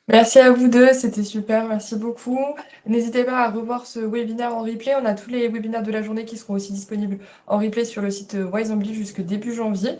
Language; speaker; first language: French; native; French